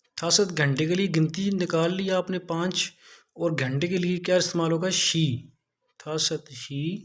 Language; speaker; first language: Urdu; non-native, local second language; Punjabi